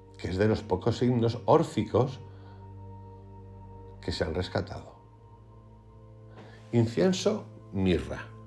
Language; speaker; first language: Spanish; native; Spanish